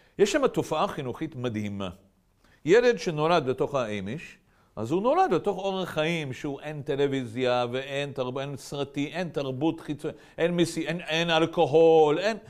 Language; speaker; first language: Hebrew; native; Hebrew